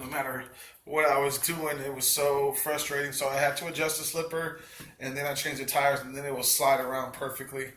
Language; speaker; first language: English; native; English